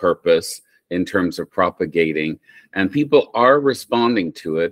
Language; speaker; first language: English; native; English